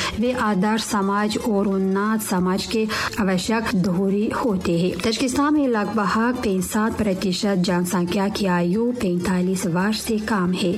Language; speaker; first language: Hindi; non-native, fluent; Tajik